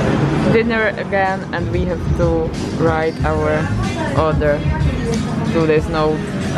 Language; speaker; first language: English; non-native, learner; Czech